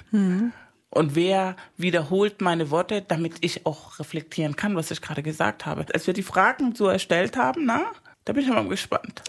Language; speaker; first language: German; non-native, fluent; Spanish